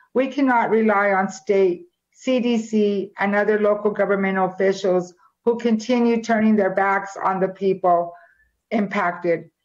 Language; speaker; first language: English; native; English